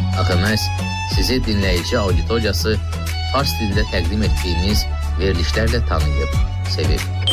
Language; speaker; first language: Azerbaijani; native; Azerbaijani